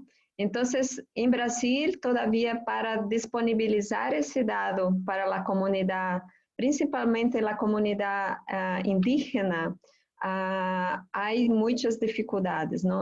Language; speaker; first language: Spanish; non-native, fluent; Portuguese